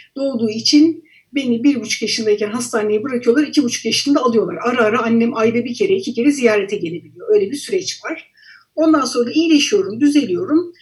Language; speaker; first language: Turkish; native; Turkish